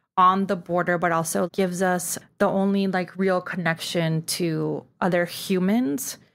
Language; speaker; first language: English; early bilingual, other home language; Spanish